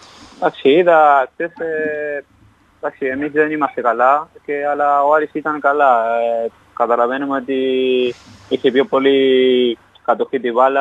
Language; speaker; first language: Greek; non-native, fluent; Spanish